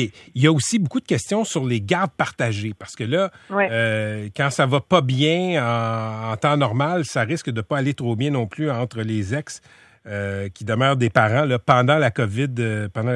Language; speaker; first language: French; native; French